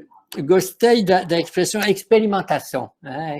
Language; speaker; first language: Portuguese; non-native, fluent; French